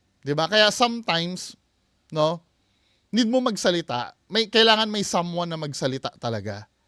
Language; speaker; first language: Filipino; native; Filipino